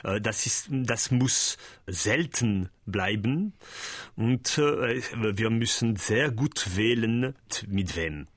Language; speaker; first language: German; non-native, learner; French